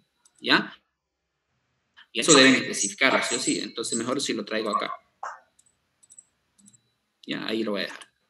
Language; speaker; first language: Spanish; native; Spanish